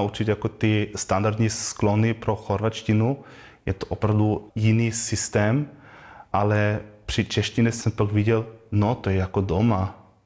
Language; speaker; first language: Czech; non-native, fluent; German